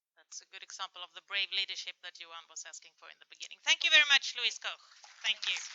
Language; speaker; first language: English; non-native, fluent; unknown